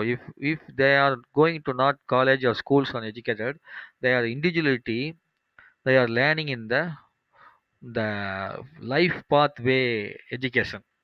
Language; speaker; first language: English; non-native, local second language; Tamil